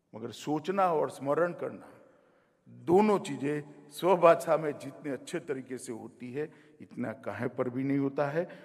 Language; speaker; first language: Hindi; non-native, local second language; Gujarati